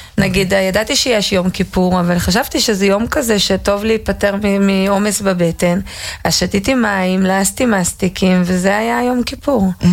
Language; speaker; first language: Hebrew; early bilingual, other home language; Russian